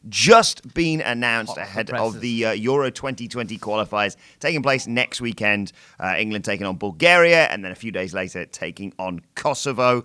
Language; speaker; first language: English; native; English